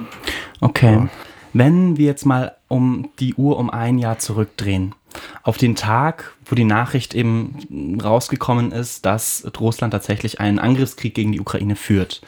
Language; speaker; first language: German; native; German